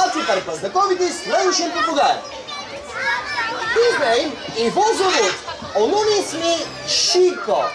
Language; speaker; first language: Russian; non-native, learner; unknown